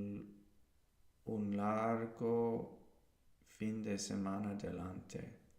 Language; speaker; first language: Spanish; non-native, learner; English